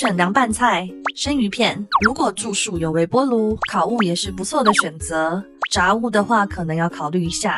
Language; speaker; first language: Chinese; native; Chinese